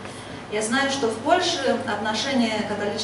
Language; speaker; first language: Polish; non-native, learner; Russian